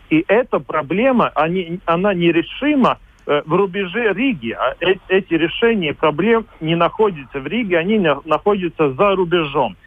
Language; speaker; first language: Russian; non-native, local second language; Latvian